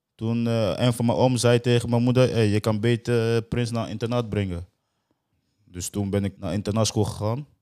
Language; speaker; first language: Dutch; non-native, fluent; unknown